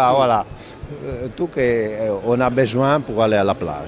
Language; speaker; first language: French; non-native, fluent; Italian